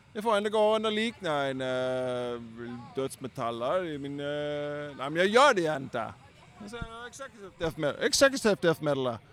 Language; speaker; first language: Swedish; non-native, learner; Danish